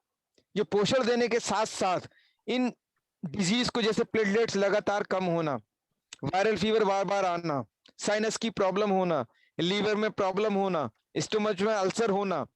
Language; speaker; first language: Hindi; native; Hindi